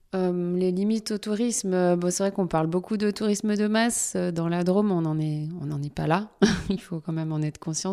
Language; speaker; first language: French; native; French